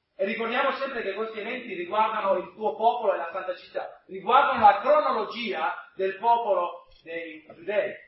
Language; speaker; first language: Italian; non-native, fluent; English